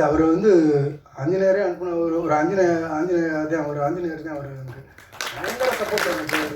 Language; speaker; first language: Tamil; native; Tamil